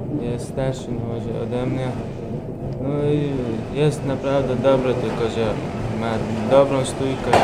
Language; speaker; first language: Polish; non-native, learner; Chechen